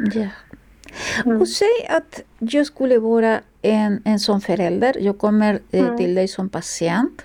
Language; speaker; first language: Swedish; non-native, fluent; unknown